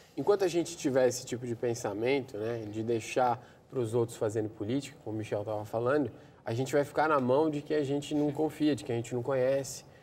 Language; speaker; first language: Portuguese; native; Portuguese